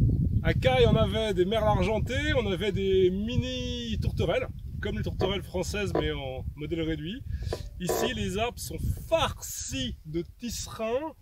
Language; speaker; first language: French; native; French